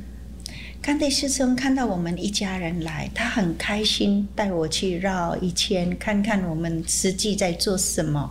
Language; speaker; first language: Chinese; early bilingual, heritage; Chinese